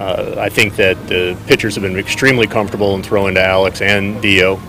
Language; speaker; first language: English; native; English